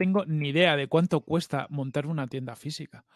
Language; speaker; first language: Spanish; native; Spanish